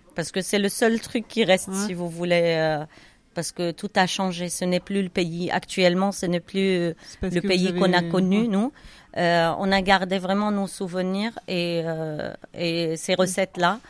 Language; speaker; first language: French; non-native, fluent; Arabic